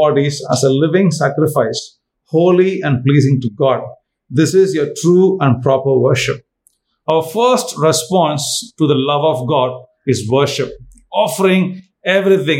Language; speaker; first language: English; non-native, local second language; Tamil